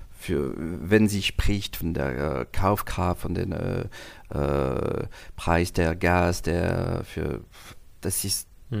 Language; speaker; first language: German; non-native, learner; French